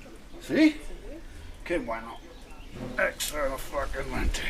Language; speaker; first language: Spanish; non-native, learner; English